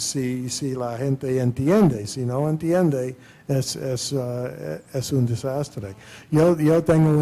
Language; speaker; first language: Spanish; non-native, fluent; English